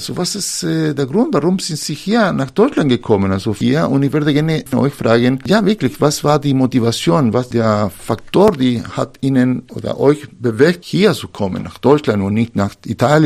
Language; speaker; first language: German; non-native, fluent; Spanish